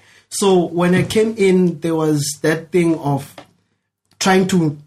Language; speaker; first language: English; non-native, local second language; Northern Sotho